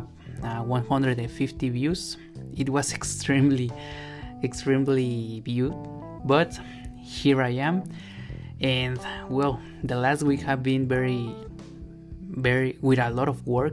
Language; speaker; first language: English; non-native, learner; Spanish